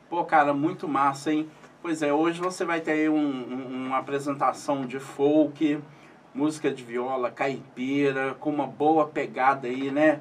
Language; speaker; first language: Portuguese; native; Portuguese